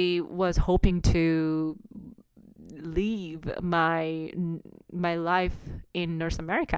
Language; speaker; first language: English; non-native, fluent; Korean